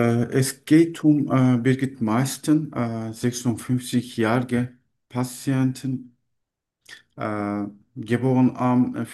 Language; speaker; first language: German; non-native, learner; Turkish